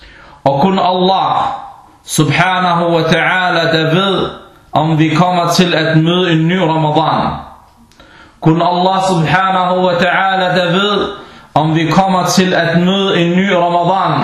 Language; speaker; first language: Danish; non-native, fluent; Arabic